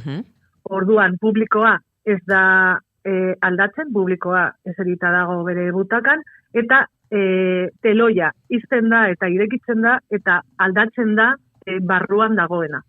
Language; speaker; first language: Basque; non-native, local second language; Spanish